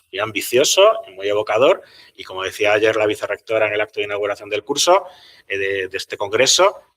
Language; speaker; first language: Spanish; native; Spanish